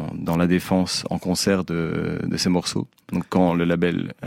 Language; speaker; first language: French; native; French